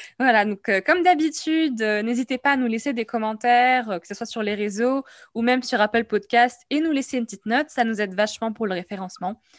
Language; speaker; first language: French; non-native, local second language; Arabic